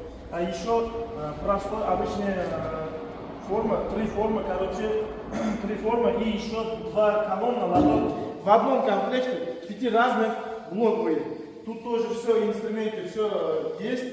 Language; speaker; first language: Russian; non-native, fluent; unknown